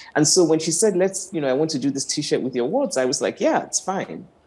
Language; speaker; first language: English; non-native, local second language; Igbo